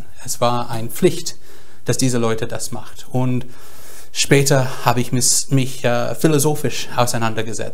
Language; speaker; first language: German; non-native, fluent; English